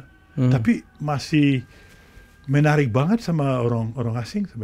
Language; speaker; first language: Indonesian; non-native, fluent; French